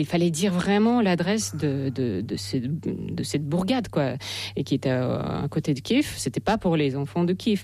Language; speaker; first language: French; non-native, fluent; Russian